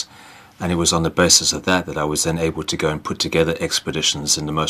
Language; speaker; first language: English; native; English